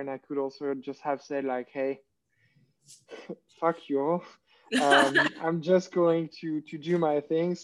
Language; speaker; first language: English; non-native, fluent; French